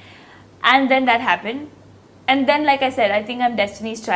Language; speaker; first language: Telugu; non-native, fluent; Hindi